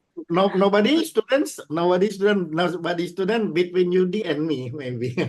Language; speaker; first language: English; non-native, learner; Indonesian